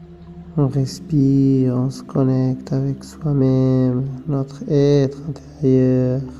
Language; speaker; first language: French; non-native, fluent; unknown